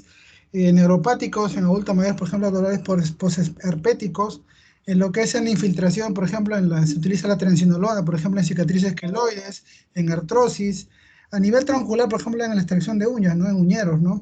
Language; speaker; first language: Spanish; native; Spanish